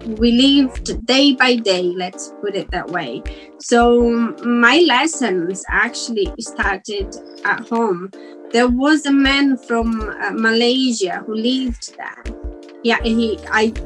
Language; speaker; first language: English; non-native, fluent; Portuguese